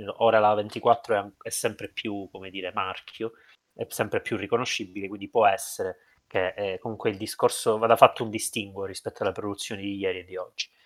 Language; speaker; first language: Italian; native; Italian